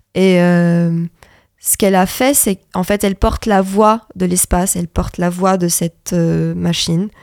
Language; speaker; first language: French; non-native, local second language; Arabic